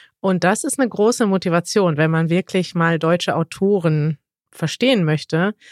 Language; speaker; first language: German; native; German